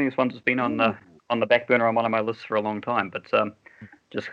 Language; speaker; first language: English; native; English